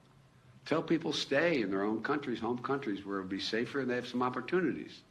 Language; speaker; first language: English; native; English